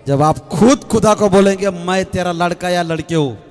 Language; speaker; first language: Hindi; non-native, local second language; Marathi